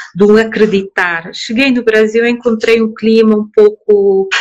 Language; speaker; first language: Portuguese; non-native, local second language; Kabuverdianu